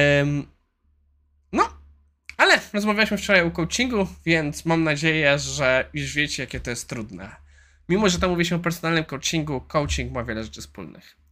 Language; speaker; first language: Polish; native; Polish